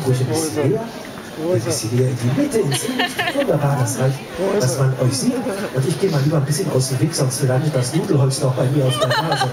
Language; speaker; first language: German; native; German